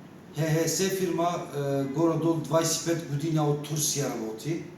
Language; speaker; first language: Bulgarian; non-native, learner; Turkish